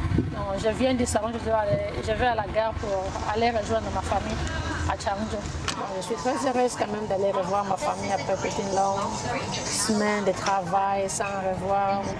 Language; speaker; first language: French; non-native, local second language; Lingala